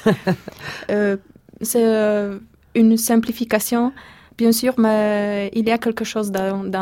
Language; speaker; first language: French; non-native, fluent; Polish